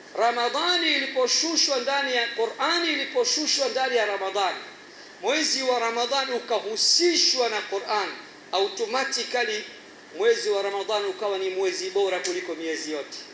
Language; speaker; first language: Swahili; native; Swahili